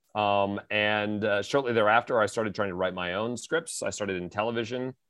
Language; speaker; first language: English; native; English